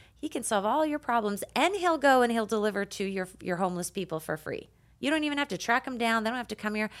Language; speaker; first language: English; native; English